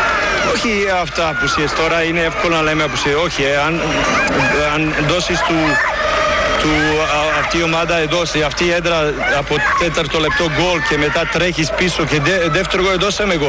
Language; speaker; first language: Greek; non-native, learner; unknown